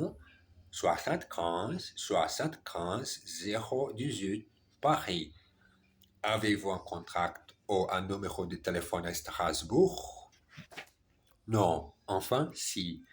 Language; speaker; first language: French; non-native, learner; German